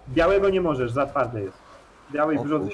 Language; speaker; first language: Polish; native; Polish